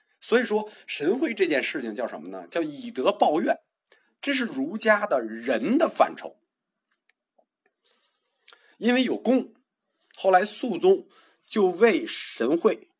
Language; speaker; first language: Chinese; native; Chinese